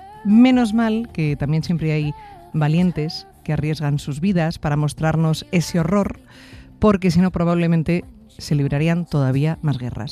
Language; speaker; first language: Spanish; native; Spanish